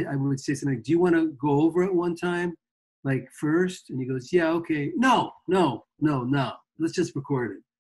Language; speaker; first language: English; native; English